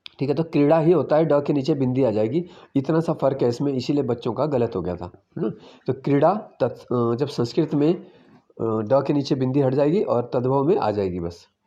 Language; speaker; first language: Hindi; native; Hindi